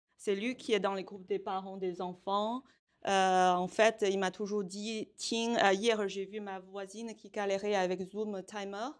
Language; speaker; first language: French; non-native, fluent; Chinese